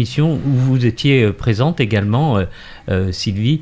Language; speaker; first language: French; native; French